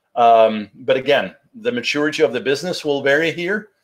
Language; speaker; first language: English; non-native, fluent; Norwegian